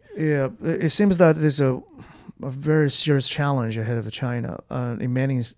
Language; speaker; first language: English; non-native, fluent; Chinese